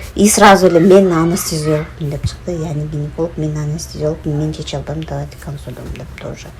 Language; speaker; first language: Russian; non-native, local second language; Kyrgyz